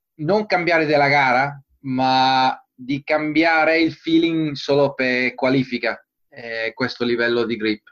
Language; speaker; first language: Italian; non-native, fluent; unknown